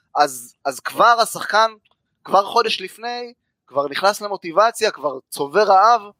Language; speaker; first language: Hebrew; early bilingual, other home language; Afrikaans